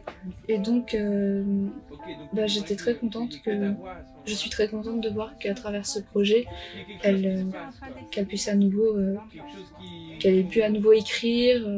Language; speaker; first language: French; non-native, fluent; Persian